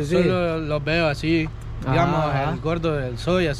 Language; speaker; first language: Spanish; native; Spanish